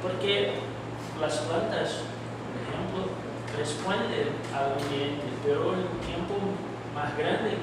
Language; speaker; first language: Spanish; non-native, fluent; Portuguese